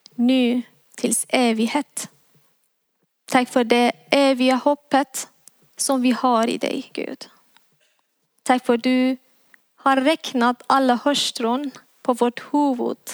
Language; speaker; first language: Swedish; non-native, fluent; Persian